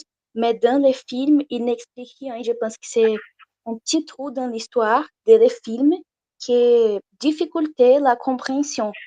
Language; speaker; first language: French; non-native, learner; Portuguese